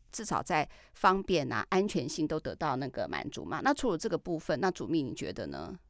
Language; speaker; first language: Chinese; native; Chinese